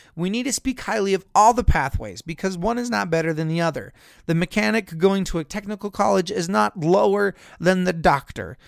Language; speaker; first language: English; native; English